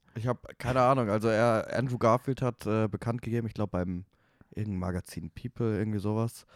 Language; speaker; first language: German; native; German